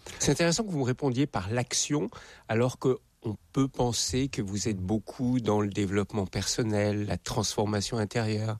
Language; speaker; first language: French; native; French